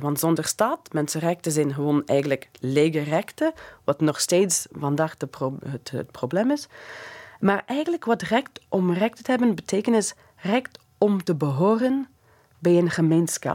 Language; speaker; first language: Dutch; non-native, fluent; English